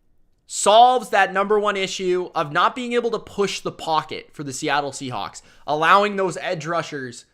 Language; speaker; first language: English; native; English